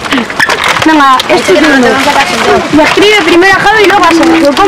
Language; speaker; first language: Spanish; native; Spanish